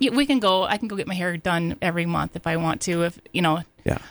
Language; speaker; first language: English; native; English